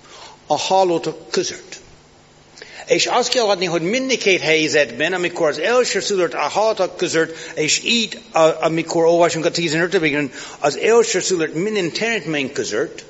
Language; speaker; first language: Hungarian; non-native, fluent; English